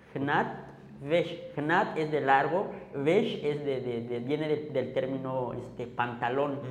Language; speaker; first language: Spanish; non-native, local second language; Tzotzil